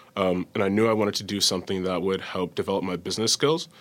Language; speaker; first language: English; native; English